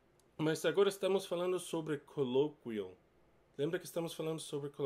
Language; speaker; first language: Portuguese; non-native, learner; English